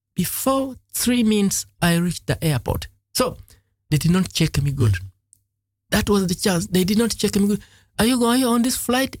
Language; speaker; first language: English; non-native, local second language; Ganda